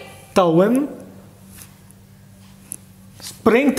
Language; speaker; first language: Dutch; early bilingual, other home language; Turkish